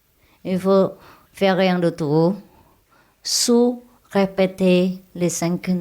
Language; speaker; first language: French; non-native, learner; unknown